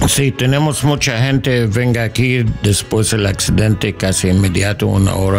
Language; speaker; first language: Spanish; non-native, learner; English